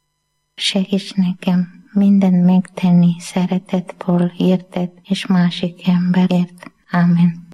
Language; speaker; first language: Hungarian; non-native, learner; Malayalam